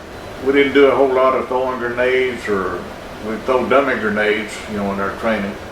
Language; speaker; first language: English; native; English